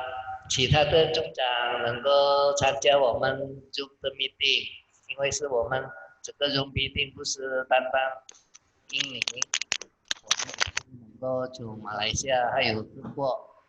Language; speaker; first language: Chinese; non-native, local second language; Indonesian